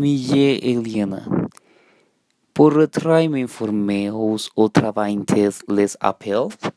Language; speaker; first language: French; non-native, learner; Spanish